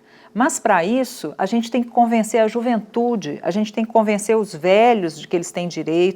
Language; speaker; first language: Portuguese; native; Portuguese